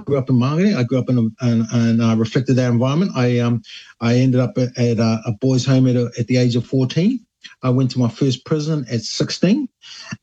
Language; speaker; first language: English; native; English